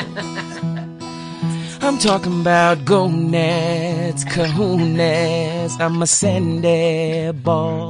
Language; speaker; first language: English; non-native, local second language; Xhosa